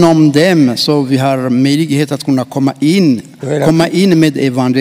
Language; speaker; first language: Swedish; non-native, fluent; Rundi